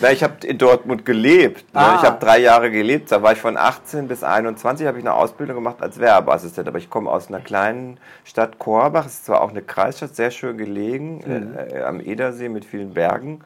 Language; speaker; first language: German; native; German